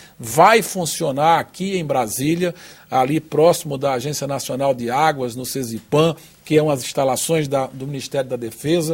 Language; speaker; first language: Portuguese; native; Portuguese